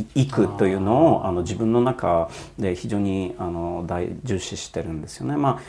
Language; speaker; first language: Japanese; non-native, fluent; Polish